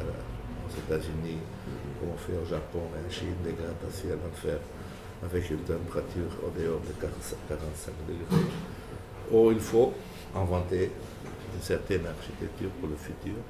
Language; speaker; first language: French; non-native, fluent; Portuguese